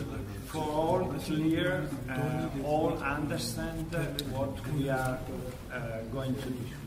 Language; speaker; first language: English; non-native, learner; Italian